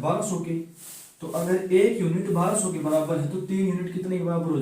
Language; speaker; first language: Hindi; native; Hindi